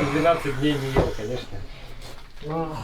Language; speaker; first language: Russian; non-native, local second language; Yakut